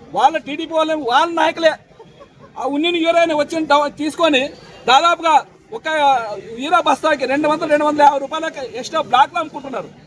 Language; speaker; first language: Telugu; native; Telugu